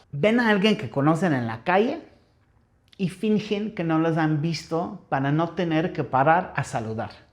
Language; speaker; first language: Spanish; non-native, fluent; English